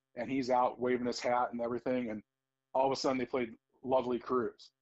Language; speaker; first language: English; native; English